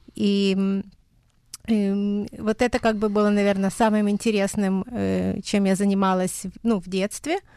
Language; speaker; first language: Russian; native; Russian